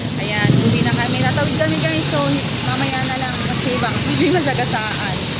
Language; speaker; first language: Filipino; native; Filipino